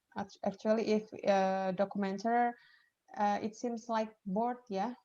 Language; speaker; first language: English; non-native, fluent; Indonesian